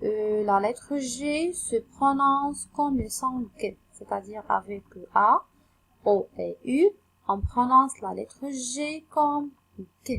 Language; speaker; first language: French; non-native, local second language; Arabic